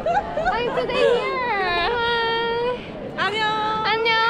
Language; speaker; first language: English; non-native, learner; Korean